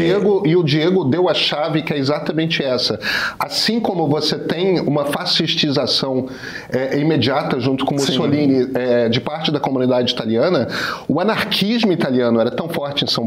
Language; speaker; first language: Portuguese; native; Portuguese